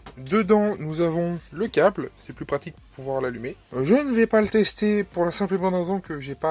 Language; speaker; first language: French; native; French